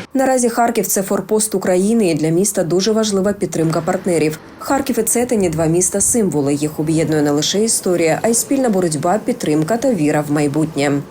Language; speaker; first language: Ukrainian; native; Ukrainian